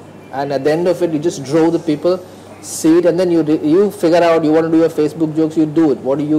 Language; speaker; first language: English; non-native, local second language; Hindi